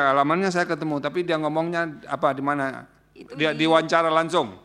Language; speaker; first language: Indonesian; native; Indonesian